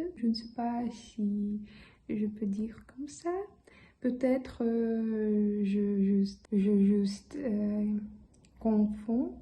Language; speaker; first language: French; non-native, learner; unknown